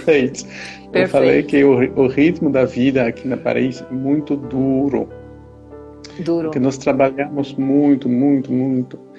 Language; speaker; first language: Portuguese; non-native, fluent; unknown